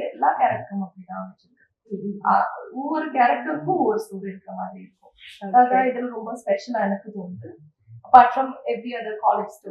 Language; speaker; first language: Tamil; non-native, fluent; Malayalam